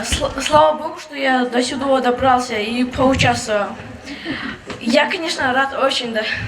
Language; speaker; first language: Russian; non-native, local second language; Kyrgyz